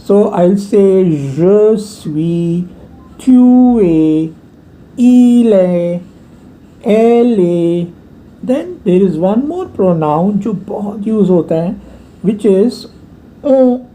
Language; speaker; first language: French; non-native, fluent; Hindi